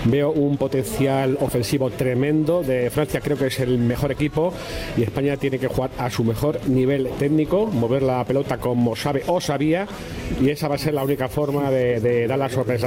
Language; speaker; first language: Spanish; native; Spanish